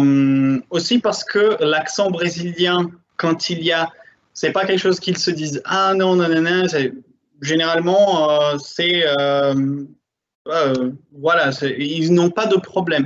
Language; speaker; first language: French; non-native, fluent; Portuguese